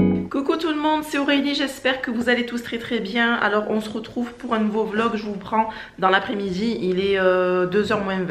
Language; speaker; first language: French; native; French